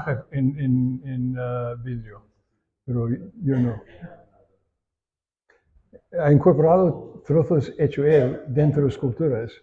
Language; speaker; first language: Spanish; non-native, learner; English